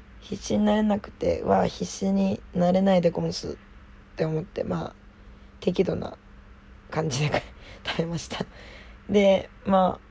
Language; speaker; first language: Japanese; native; Japanese